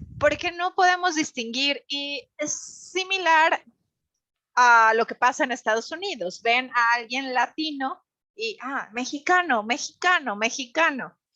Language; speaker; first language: Spanish; native; Spanish